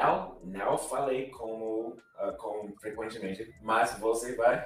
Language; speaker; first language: Portuguese; non-native, learner; English